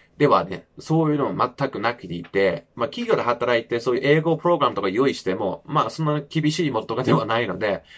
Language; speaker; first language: Japanese; non-native, fluent; English